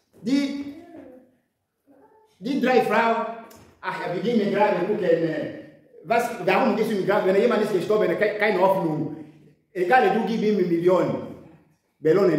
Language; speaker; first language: German; non-native, learner; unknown